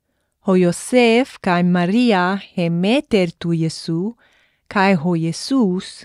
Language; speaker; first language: Greek; non-native, fluent; English